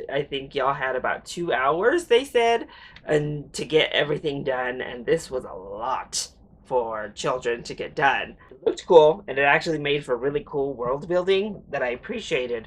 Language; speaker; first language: English; native; English